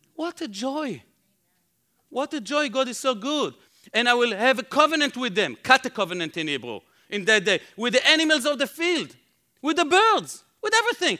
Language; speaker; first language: English; non-native, fluent; Hebrew